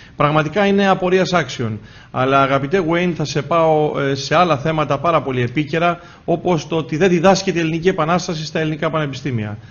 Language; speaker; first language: Greek; native; Greek